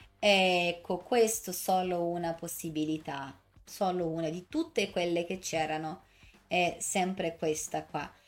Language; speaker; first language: Italian; non-native, fluent; Portuguese